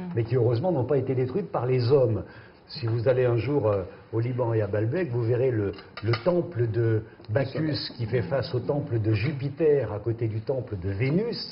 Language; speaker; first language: French; native; French